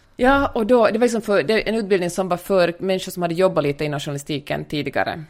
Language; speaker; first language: Swedish; native; Swedish